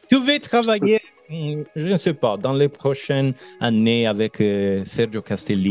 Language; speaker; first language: French; non-native, learner; Italian